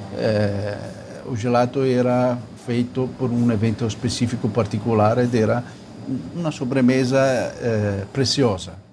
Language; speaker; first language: Portuguese; non-native, fluent; Italian